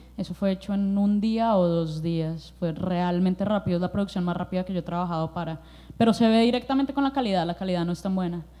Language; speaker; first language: Spanish; native; Spanish